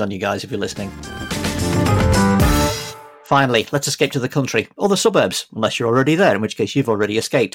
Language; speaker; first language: English; native; English